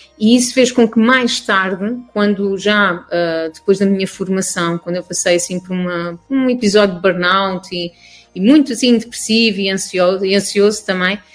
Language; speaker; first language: Portuguese; native; Portuguese